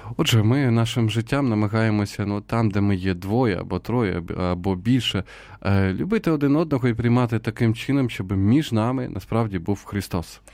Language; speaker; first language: Ukrainian; native; Ukrainian